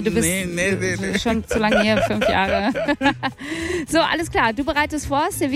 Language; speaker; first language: German; native; German